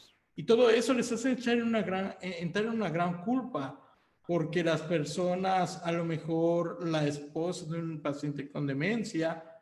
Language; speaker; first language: Spanish; native; Spanish